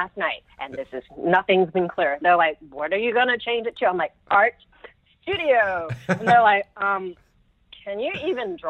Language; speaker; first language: English; non-native, local second language; Cantonese